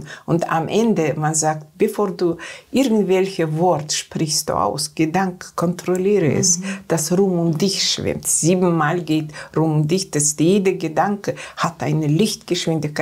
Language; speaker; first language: German; non-native, learner; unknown